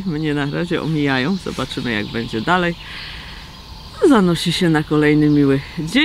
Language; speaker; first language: Polish; native; Polish